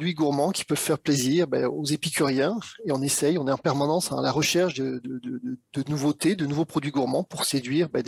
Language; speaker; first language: French; native; French